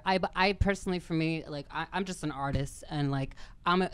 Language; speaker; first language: English; native; English